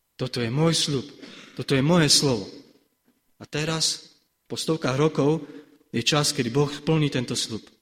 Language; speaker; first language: Slovak; native; Slovak